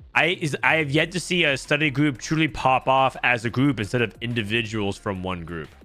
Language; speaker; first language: English; native; English